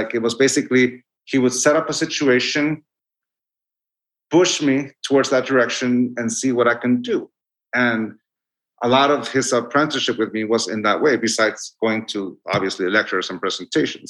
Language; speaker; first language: English; non-native, fluent; Spanish